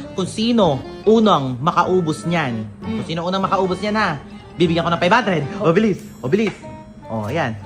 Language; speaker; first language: Filipino; native; Filipino